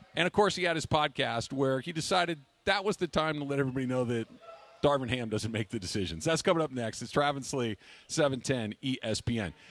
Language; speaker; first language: English; native; English